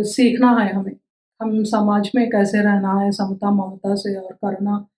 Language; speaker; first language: Hindi; non-native, local second language; Telugu